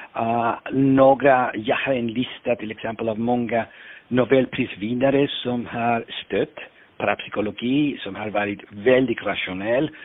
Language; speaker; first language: Swedish; non-native, fluent; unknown